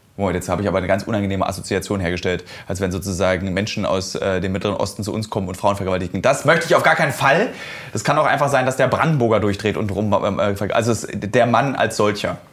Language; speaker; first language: German; native; German